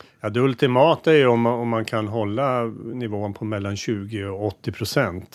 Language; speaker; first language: Swedish; native; Swedish